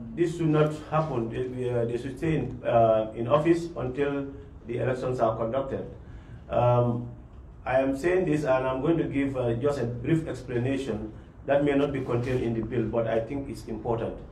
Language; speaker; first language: English; non-native, local second language; Mandingo